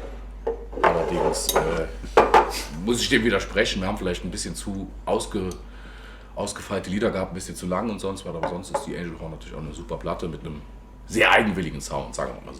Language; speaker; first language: German; native; German